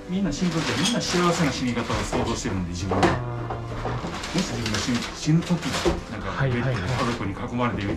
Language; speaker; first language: Japanese; native; Japanese